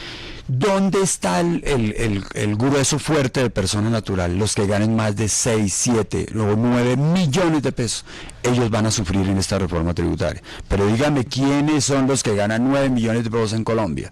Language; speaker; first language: Spanish; native; Spanish